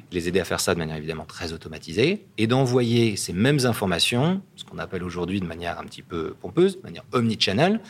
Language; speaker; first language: French; native; French